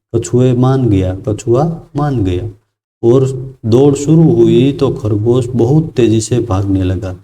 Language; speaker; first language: Hindi; non-native, local second language; Gujarati